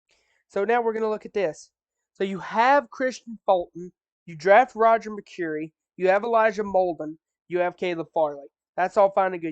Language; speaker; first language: English; native; English